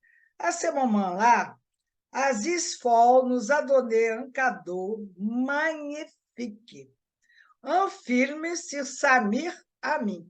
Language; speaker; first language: French; non-native, learner; Portuguese